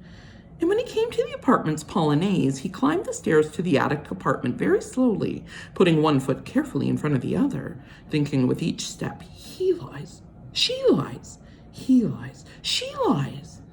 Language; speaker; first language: English; native; English